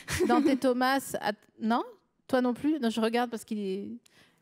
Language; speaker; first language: French; native; French